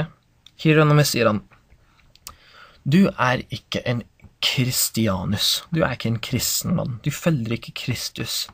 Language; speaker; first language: Norwegian; non-native, fluent; English